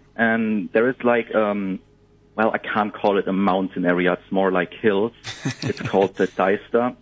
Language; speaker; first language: English; non-native, fluent; German